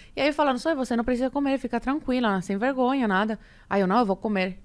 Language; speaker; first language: Portuguese; early bilingual, other home language; Spanish